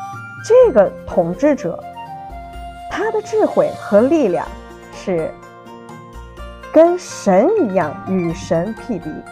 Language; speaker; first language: Chinese; native; Chinese